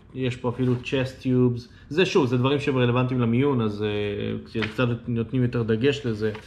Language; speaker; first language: Hebrew; native; Hebrew